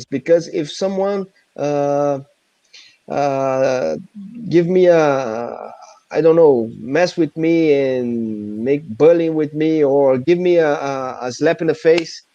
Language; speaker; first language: English; non-native, fluent; Portuguese